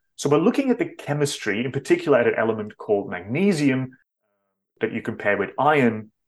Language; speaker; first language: English; non-native, fluent; Dutch